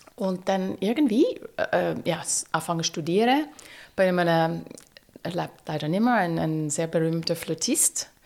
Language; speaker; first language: German; non-native, fluent; English